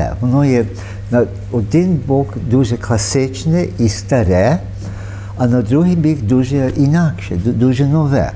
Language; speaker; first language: Ukrainian; early bilingual, heritage; Ukrainian